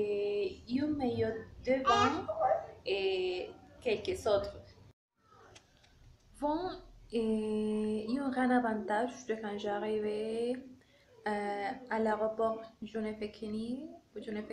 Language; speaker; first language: French; non-native, learner; Spanish